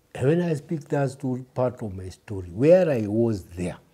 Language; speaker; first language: English; early bilingual, other home language; Kikuyu